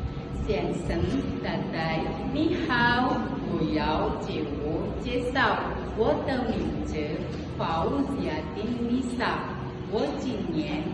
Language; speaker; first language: Chinese; non-native, learner; Indonesian